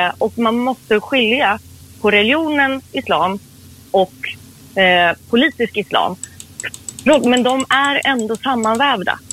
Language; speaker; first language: Swedish; early bilingual, other home language; Persian